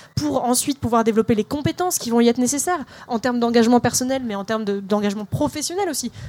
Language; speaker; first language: French; native; French